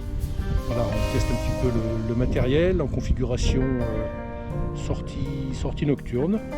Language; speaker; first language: French; native; French